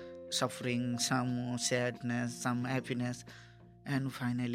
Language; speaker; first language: English; non-native, local second language; Tamil